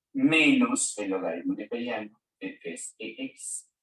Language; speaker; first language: Spanish; native; Spanish